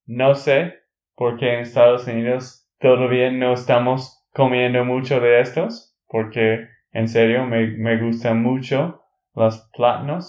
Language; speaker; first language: Spanish; non-native, learner; English